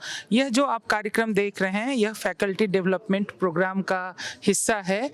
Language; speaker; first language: Hindi; native; Hindi